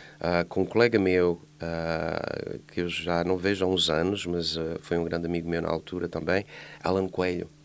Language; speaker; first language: Portuguese; early bilingual, heritage; Portuguese